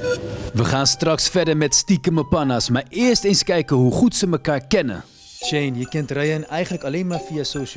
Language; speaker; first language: Dutch; native; Dutch